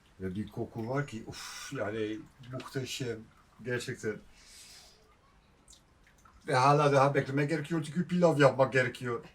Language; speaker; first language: Turkish; non-native, fluent; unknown